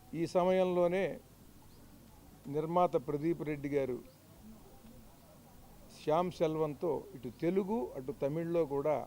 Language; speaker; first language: Telugu; native; Telugu